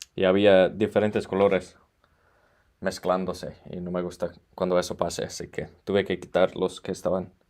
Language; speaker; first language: Spanish; non-native, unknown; English